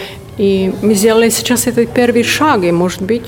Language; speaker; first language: Russian; non-native, learner; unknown